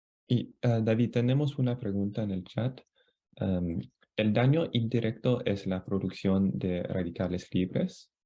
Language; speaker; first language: Spanish; non-native, fluent; English